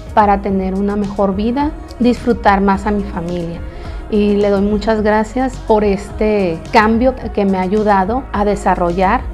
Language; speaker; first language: Spanish; native; Spanish